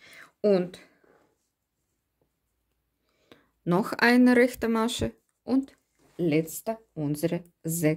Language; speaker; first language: German; non-native, learner; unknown